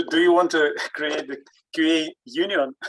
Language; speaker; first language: English; non-native, learner; Russian